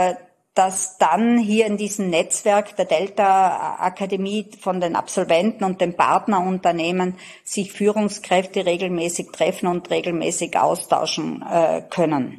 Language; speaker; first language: German; native; German